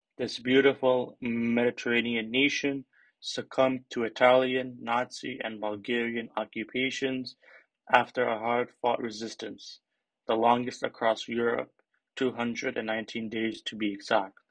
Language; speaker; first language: English; early bilingual, other home language; Greek